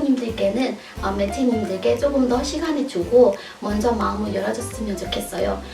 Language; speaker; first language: Korean; non-native, fluent; Burmese